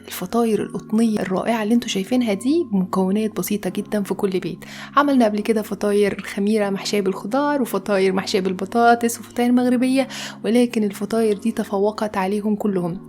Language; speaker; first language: Arabic; native; Arabic